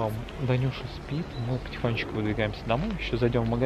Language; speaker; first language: Russian; native; Russian